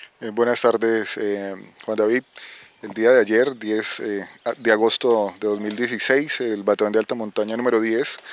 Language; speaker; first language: Spanish; native; Spanish